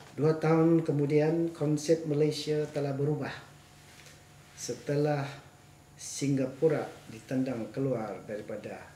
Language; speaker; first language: Malay; non-native, local second language; Central Dusun